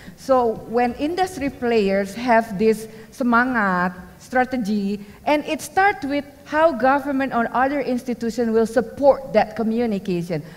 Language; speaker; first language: English; non-native, fluent; Indonesian